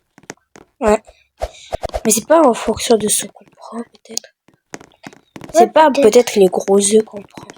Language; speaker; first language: French; native; French